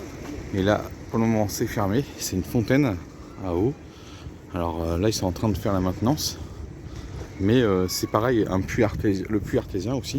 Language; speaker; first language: French; native; French